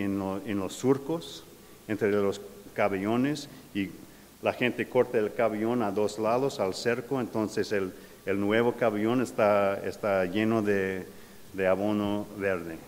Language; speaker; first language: Spanish; non-native, fluent; English